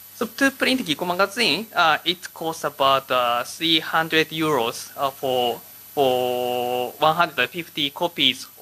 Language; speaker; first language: English; non-native, learner; Japanese